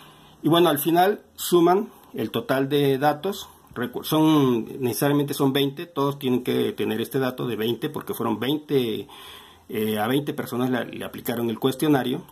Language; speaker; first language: Spanish; native; Spanish